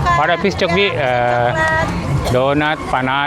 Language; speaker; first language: Indonesian; native; Indonesian